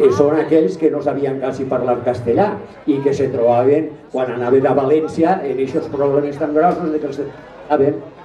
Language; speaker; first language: Catalan; non-native, local second language; Spanish